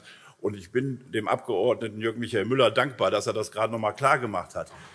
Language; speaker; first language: German; native; German